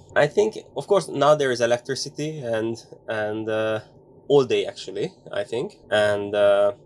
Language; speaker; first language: English; non-native, fluent; Hungarian